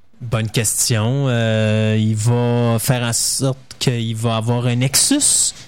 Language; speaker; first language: French; native; French